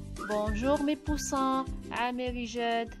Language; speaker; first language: French; non-native, local second language; Arabic